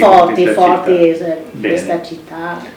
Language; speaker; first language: Italian; non-native, fluent; Arabic